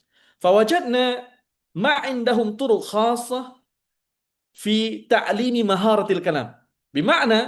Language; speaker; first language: Arabic; non-native, fluent; Indonesian